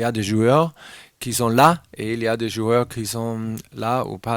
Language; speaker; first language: French; non-native, learner; German